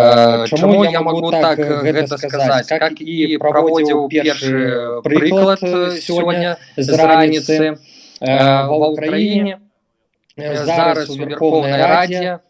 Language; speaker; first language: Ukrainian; non-native, learner; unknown